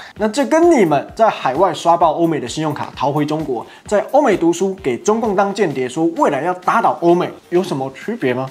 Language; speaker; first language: Chinese; native; Chinese